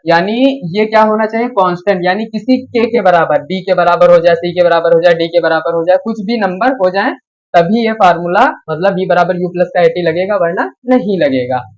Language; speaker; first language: Hindi; native; Hindi